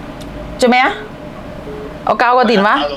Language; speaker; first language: Cantonese; non-native, fluent; Indonesian